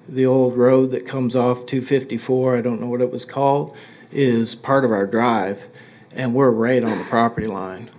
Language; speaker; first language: English; native; English